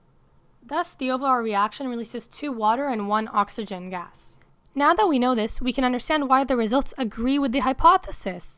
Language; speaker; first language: English; native; English